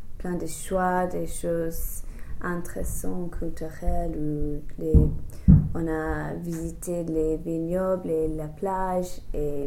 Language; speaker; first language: French; non-native, fluent; English